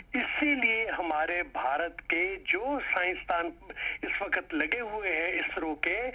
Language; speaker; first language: Hindi; native; Hindi